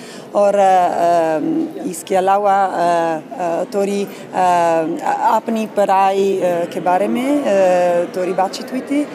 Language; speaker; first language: Hindi; non-native, fluent; Italian